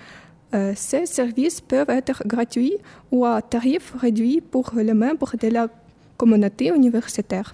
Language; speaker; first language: French; non-native, fluent; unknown